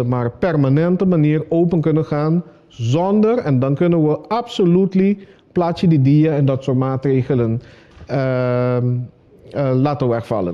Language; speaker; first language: Dutch; non-native, local second language; Papiamento